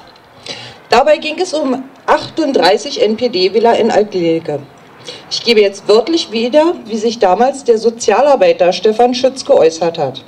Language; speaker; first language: German; native; German